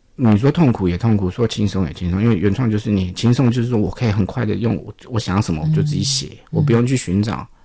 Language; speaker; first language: Chinese; non-native, local second language; Min Nan Chinese